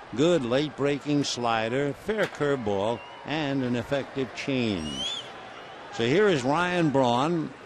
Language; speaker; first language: English; native; English